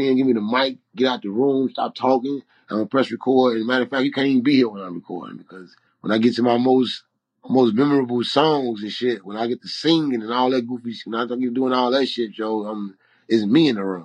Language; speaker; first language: English; native; English